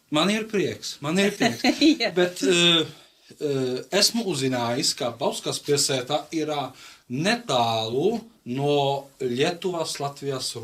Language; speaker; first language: Latvian; non-native, learner; Czech